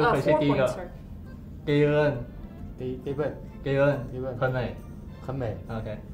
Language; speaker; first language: Chinese; non-native, learner; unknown